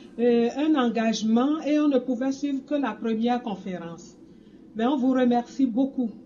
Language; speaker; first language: French; native; French